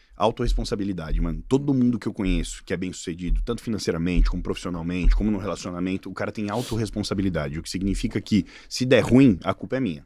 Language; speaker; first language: Portuguese; native; Portuguese